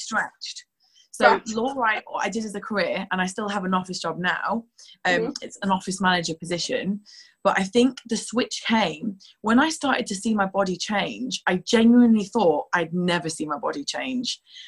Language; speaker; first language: English; native; English